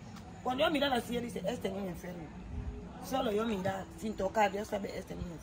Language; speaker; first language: Spanish; non-native, local second language; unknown